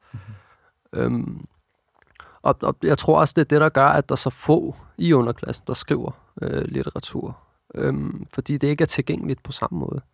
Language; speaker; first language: Danish; early bilingual, other home language; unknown